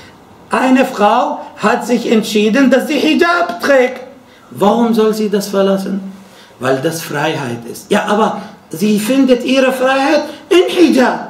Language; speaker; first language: German; non-native, fluent; Arabic